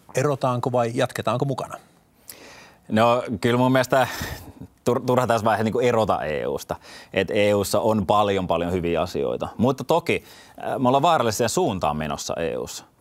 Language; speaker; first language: Finnish; native; Finnish